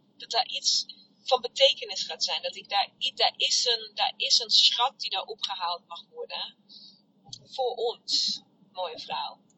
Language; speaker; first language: Dutch; native; Dutch